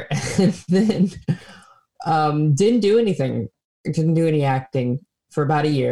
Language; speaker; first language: English; native; English